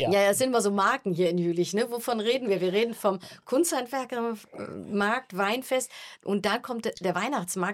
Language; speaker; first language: German; native; German